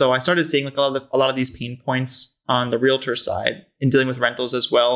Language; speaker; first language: English; native; English